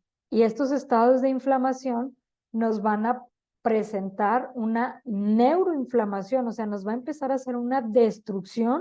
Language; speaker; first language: Spanish; native; Spanish